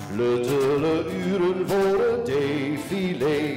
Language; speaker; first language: Dutch; native; Dutch